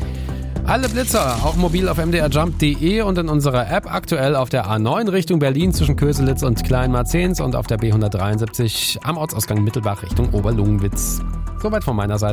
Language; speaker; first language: German; native; German